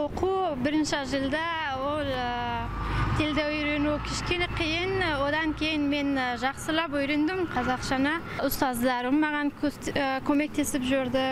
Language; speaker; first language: Kazakh; non-native, learner; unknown